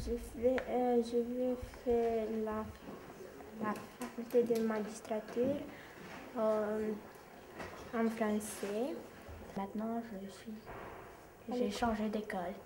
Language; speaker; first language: French; non-native, fluent; Romanian